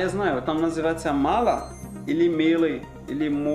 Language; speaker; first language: Russian; non-native, learner; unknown